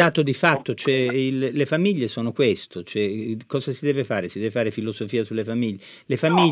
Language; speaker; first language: Italian; native; Italian